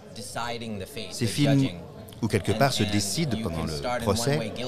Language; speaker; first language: French; non-native, fluent; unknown